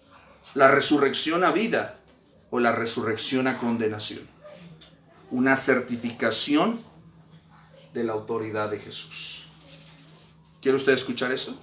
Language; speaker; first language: Spanish; native; Spanish